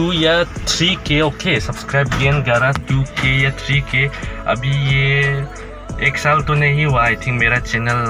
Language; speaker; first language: Hindi; non-native, learner; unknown